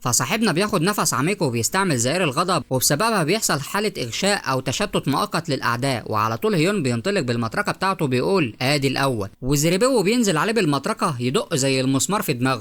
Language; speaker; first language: Arabic; native; Arabic